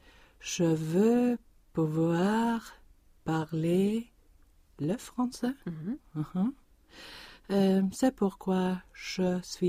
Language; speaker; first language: French; non-native, learner; Swedish